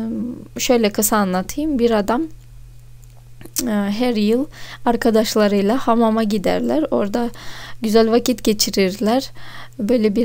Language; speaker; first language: Turkish; non-native, fluent; Russian